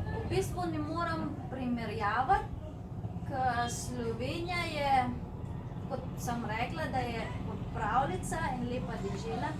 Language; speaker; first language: Slovenian; non-native, fluent; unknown